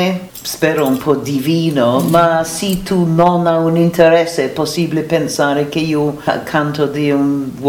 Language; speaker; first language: Italian; non-native, learner; English